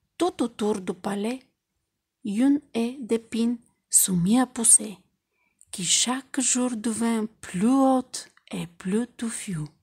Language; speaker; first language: French; non-native, fluent; Bulgarian